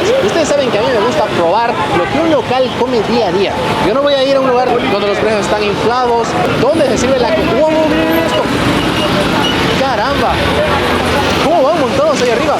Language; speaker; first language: Spanish; native; Spanish